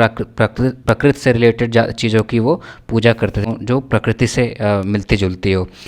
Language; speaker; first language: Hindi; native; Hindi